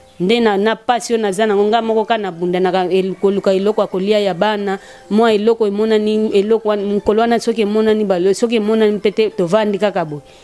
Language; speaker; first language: Lingala; non-native, local second language; Kongo